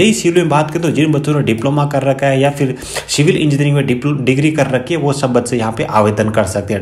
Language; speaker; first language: Hindi; native; Hindi